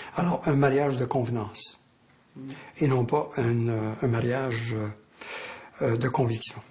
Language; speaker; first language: French; native; French